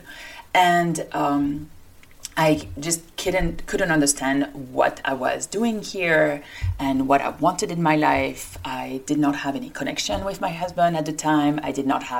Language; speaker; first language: English; non-native, fluent; French